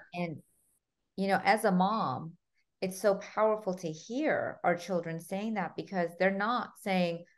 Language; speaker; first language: English; early bilingual, other home language; Armenian